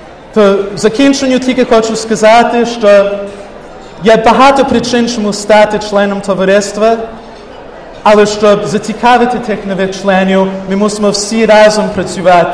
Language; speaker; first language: Ukrainian; early bilingual, heritage; Ukrainian